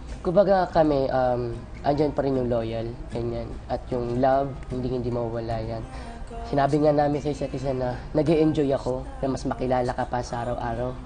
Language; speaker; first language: Filipino; native; Filipino